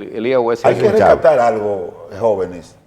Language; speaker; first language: Spanish; native; Spanish